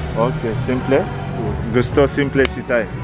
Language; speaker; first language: Filipino; non-native, learner; Arabic